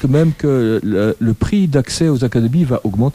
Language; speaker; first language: French; native; French